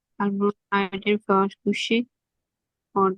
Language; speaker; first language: German; non-native, learner; Urdu